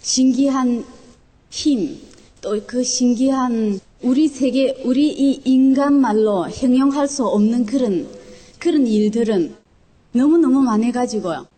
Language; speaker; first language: Korean; non-native, local second language; Chinese